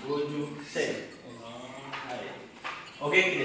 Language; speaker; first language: Japanese; non-native, learner; Indonesian